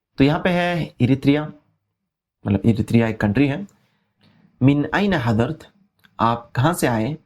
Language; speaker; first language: Urdu; native; Urdu